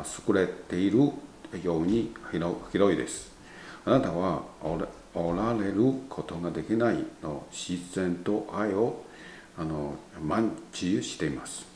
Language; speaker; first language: Japanese; non-native, learner; Chinese